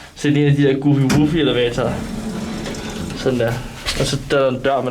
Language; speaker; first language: Danish; native; Danish